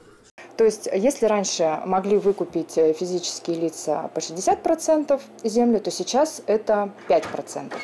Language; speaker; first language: Russian; native; Russian